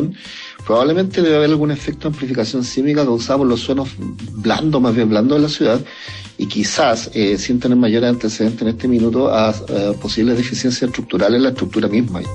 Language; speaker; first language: Spanish; native; Spanish